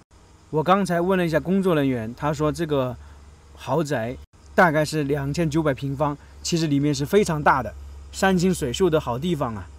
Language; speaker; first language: Chinese; native; Chinese